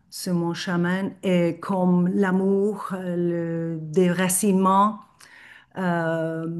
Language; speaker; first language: French; non-native, fluent; Turkish